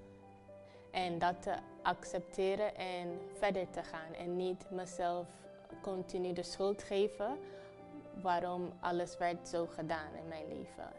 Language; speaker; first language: Dutch; early bilingual, other home language; Papiamento